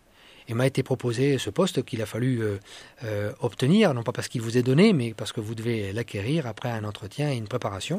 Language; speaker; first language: French; native; French